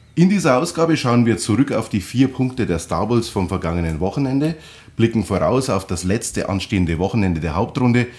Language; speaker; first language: German; native; German